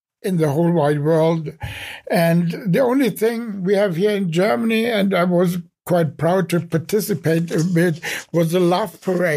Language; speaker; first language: English; non-native, fluent; German